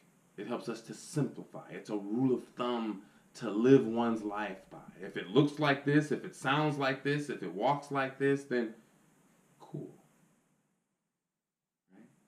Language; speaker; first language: English; native; English